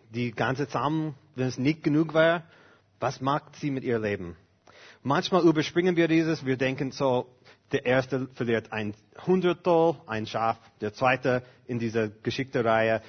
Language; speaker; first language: German; non-native, fluent; English